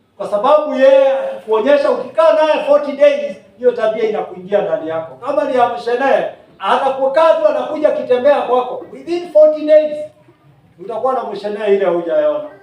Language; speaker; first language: Swahili; non-native, local second language; Kikuyu